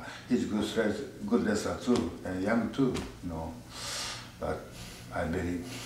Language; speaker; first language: English; non-native, learner; Japanese